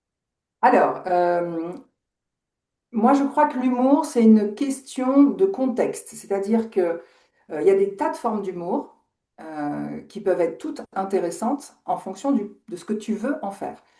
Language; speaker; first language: French; native; French